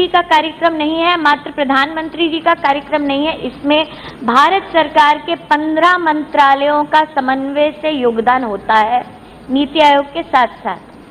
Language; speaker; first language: Hindi; native; Hindi